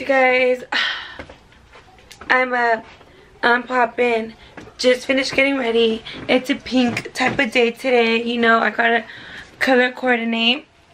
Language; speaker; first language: English; early bilingual, other home language; Spanish